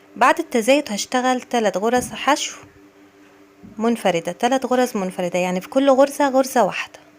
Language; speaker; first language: Arabic; native; Arabic